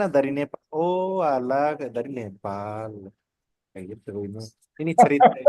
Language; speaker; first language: Indonesian; non-native, learner; Nepali